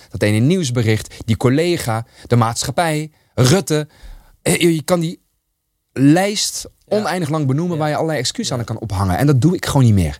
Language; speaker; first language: Dutch; early bilingual, other home language; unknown